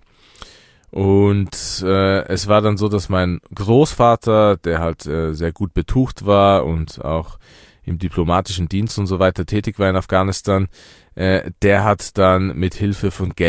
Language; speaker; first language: German; early bilingual, other home language; Persian